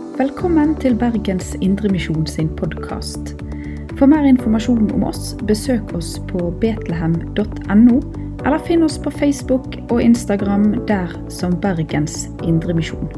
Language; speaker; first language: Norwegian; native; Norwegian